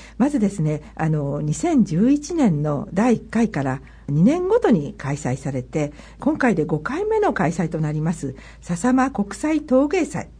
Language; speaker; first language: Japanese; native; Japanese